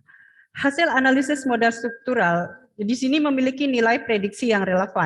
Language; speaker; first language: Indonesian; native; Indonesian